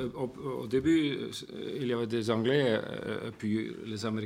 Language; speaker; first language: French; non-native, fluent; Icelandic